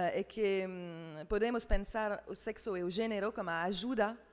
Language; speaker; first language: Portuguese; non-native, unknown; French